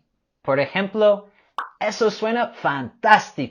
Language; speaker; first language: Spanish; non-native, fluent; English